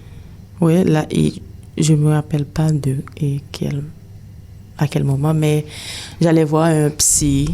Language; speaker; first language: French; non-native, local second language; Haitian Creole